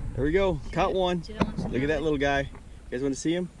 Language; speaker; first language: English; native; English